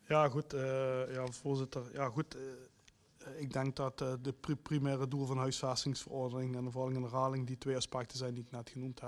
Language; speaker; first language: Dutch; native; Dutch